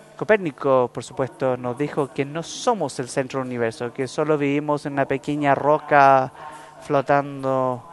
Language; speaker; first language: Spanish; non-native, fluent; English